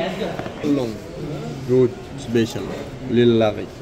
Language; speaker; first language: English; non-native, learner; Arabic